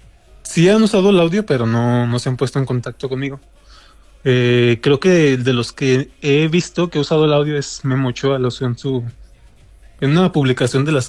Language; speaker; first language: Spanish; native; Spanish